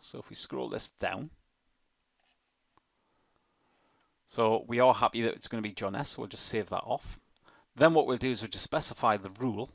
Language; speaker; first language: English; native; English